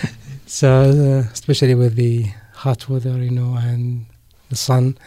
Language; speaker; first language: English; non-native, fluent; Arabic